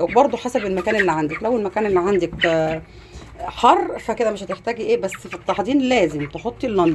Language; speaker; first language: Arabic; native; Arabic